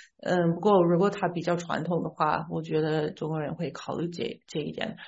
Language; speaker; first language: Chinese; non-native, fluent; English